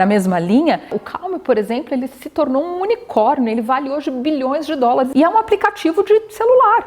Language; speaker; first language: Portuguese; native; Portuguese